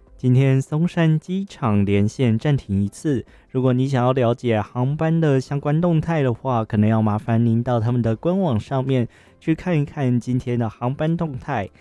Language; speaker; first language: Chinese; native; Chinese